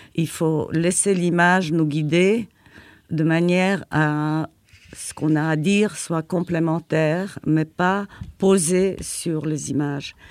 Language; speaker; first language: French; non-native, fluent; Polish